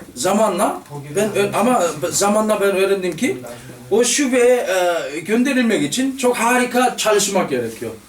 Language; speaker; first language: Turkish; non-native, fluent; Korean